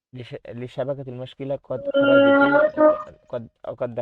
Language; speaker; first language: Arabic; non-native, fluent; Bangla